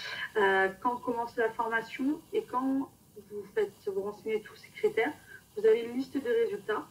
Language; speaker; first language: French; native; French